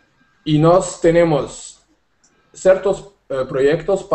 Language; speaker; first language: Spanish; non-native, fluent; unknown